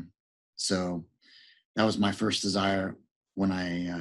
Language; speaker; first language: English; native; English